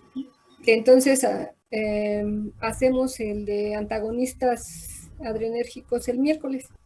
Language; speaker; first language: Spanish; native; Spanish